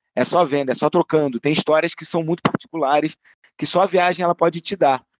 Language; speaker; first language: Portuguese; native; Portuguese